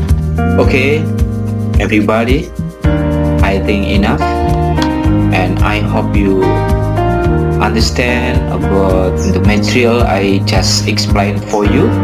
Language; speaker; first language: English; non-native, learner; Indonesian